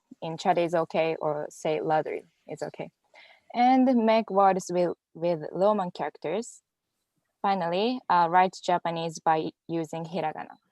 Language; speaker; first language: English; non-native, learner; Japanese